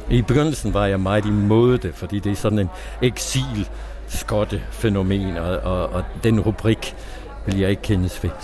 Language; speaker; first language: Danish; non-native, fluent; English